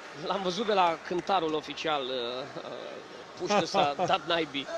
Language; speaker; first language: Romanian; native; Romanian